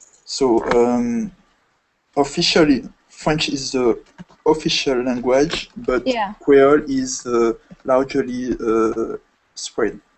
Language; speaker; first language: English; non-native, fluent; French